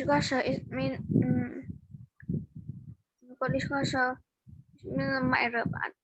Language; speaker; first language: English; non-native, learner; Vietnamese